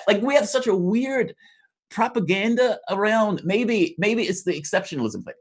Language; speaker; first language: English; native; English